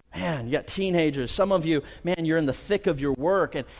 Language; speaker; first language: English; native; English